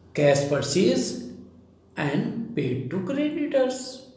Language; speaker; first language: Hindi; native; Hindi